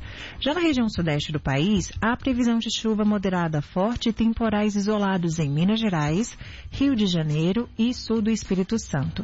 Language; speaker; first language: Portuguese; native; Portuguese